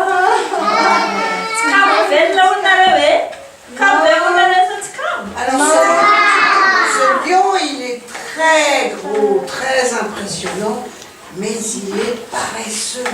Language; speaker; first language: French; native; French